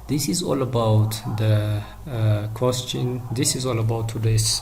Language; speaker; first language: English; non-native, local second language; Amharic